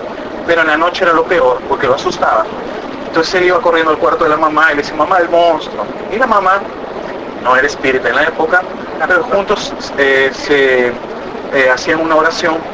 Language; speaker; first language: Spanish; native; Spanish